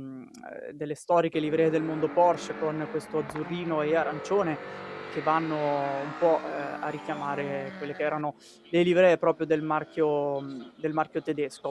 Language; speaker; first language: Italian; native; Italian